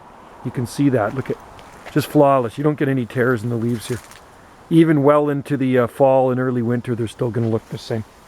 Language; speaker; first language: English; native; English